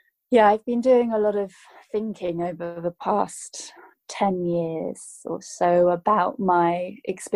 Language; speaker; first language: English; native; English